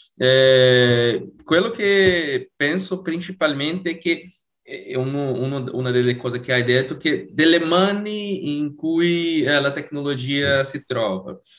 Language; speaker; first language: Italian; non-native, fluent; Portuguese